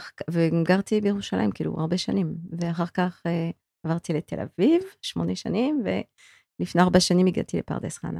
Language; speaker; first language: Hebrew; non-native, fluent; French